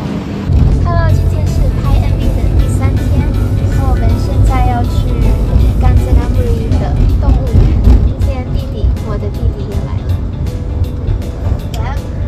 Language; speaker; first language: Chinese; non-native, fluent; Thai